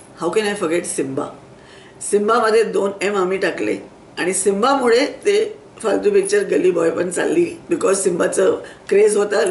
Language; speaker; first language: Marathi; non-native, local second language; Sindhi